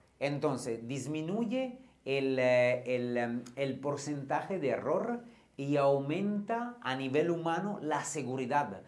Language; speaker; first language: Spanish; non-native, fluent; Italian